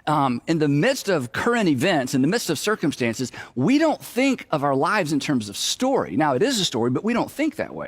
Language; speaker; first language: English; native; English